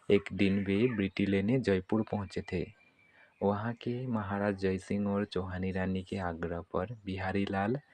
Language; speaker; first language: Hindi; non-native, local second language; Assamese